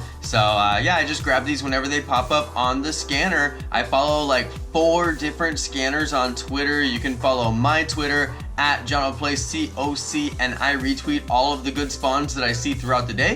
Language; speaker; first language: English; native; English